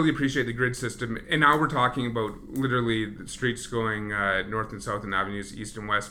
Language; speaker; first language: English; native; English